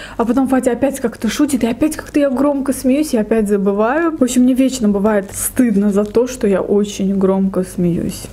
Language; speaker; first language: Russian; non-native, local second language; Lezghian